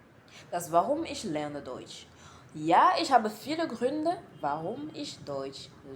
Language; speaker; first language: German; non-native, learner; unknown